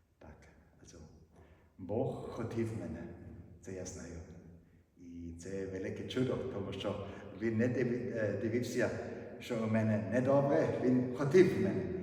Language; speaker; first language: Ukrainian; non-native, fluent; German